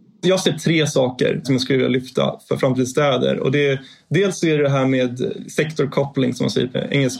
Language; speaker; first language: Swedish; native; Swedish